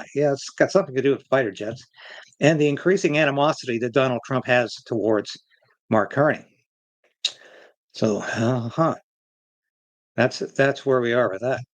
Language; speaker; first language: English; native; English